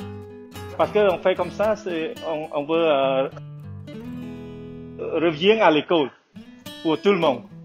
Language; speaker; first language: French; non-native, learner; Khmer